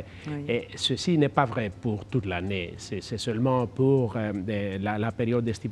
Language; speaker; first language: French; non-native, fluent; Greek